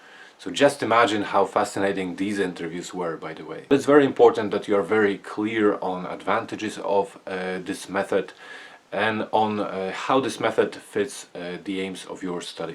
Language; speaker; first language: English; non-native, fluent; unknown